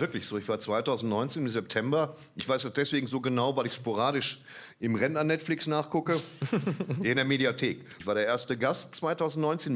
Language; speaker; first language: German; native; German